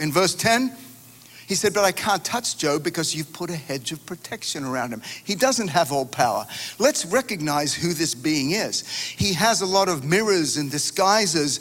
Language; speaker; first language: English; native; English